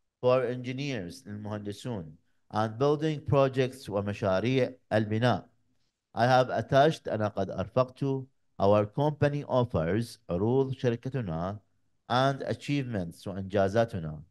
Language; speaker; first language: English; non-native, fluent; Arabic